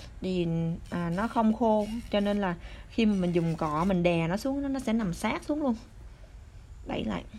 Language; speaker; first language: Vietnamese; early bilingual, other home language; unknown